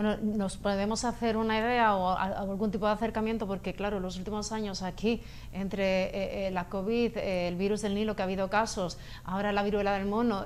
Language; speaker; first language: Spanish; native; Spanish